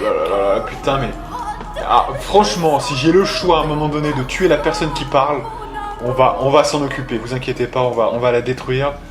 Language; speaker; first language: French; native; French